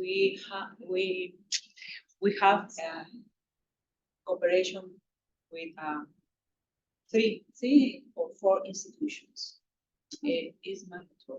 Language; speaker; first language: English; non-native, local second language; Spanish